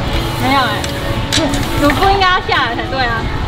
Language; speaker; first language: Chinese; native; Chinese